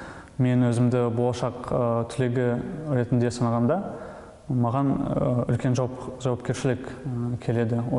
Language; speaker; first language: Kazakh; non-native, local second language; Russian